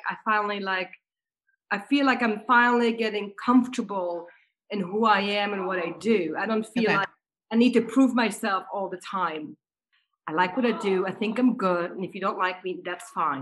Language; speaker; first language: English; non-native, fluent; Dutch